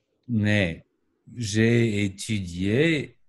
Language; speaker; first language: French; non-native, learner; English